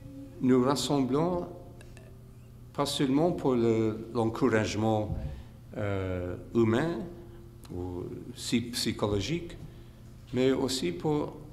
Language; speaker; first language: French; non-native, fluent; English